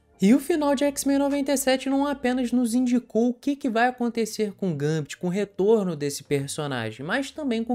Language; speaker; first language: Portuguese; native; Portuguese